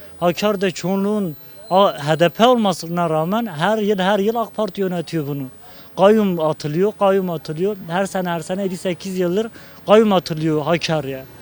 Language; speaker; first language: Turkish; non-native, local second language; Kurdish